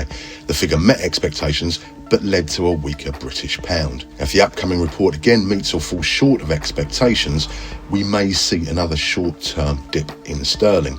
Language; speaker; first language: English; native; English